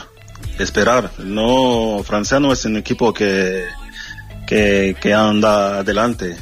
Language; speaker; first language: Spanish; non-native, fluent; French